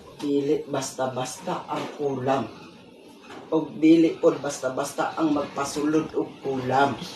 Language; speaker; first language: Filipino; non-native, local second language; Cebuano